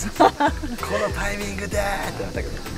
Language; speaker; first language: Japanese; native; Japanese